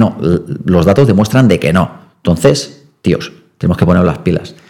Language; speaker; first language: Spanish; non-native, local second language; Catalan